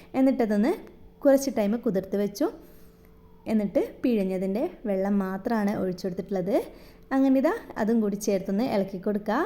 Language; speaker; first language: Malayalam; native; Malayalam